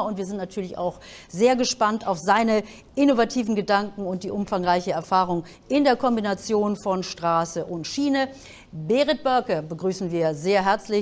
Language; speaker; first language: German; native; German